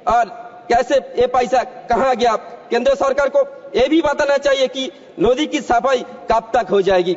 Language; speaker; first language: Hindi; non-native, local second language; Bangla